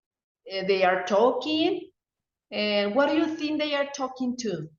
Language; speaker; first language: English; non-native, fluent; Spanish